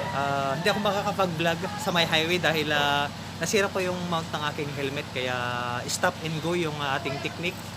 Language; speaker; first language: Filipino; non-native, local second language; Iloko